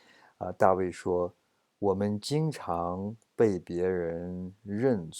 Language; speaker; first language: Chinese; non-native, fluent; English